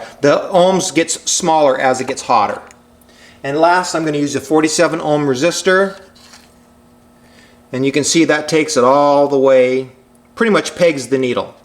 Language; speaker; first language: English; native; English